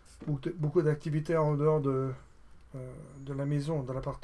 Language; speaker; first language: French; non-native, fluent; English